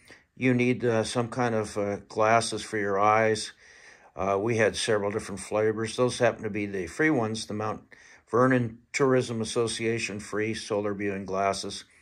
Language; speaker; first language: English; native; English